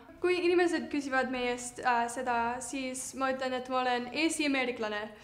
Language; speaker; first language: Estonian; early bilingual, heritage; Estonian